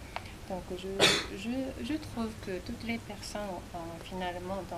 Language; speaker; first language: French; non-native, fluent; Japanese